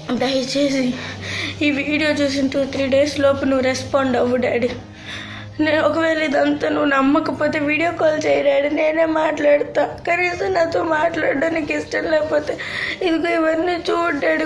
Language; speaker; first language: Telugu; native; Telugu